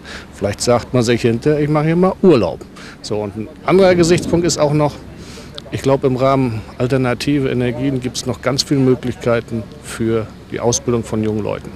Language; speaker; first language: German; native; German